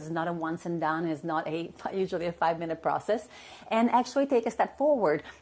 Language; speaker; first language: English; non-native, fluent; Italian